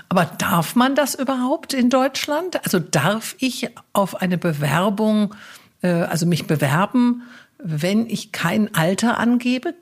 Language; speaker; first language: German; native; German